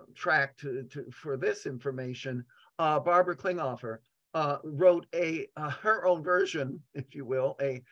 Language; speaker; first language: English; native; English